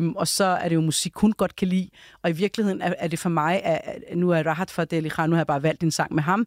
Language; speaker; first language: Danish; early bilingual, other home language; Urdu